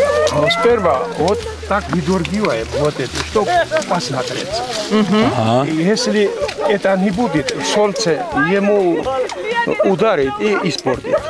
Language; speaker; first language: Russian; non-native, fluent; Georgian